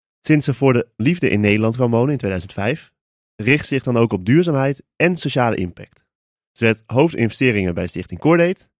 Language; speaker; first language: Dutch; native; Dutch